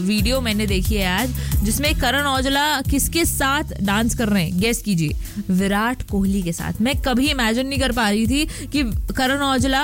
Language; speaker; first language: Hindi; native; Hindi